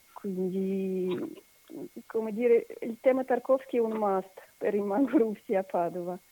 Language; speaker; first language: Italian; non-native, fluent; Russian